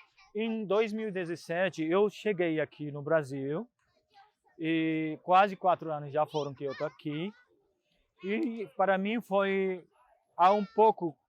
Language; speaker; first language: Portuguese; non-native, fluent; Punjabi